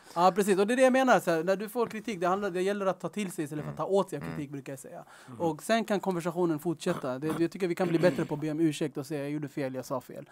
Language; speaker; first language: Swedish; early bilingual, other home language; Tigrinya